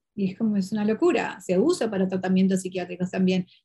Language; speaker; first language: Spanish; non-native, local second language; Portuguese